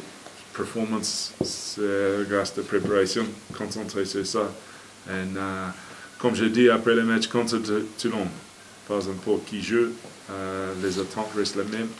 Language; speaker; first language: French; non-native, fluent; English